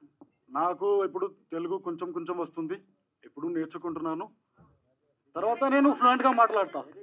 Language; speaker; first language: Telugu; non-native, learner; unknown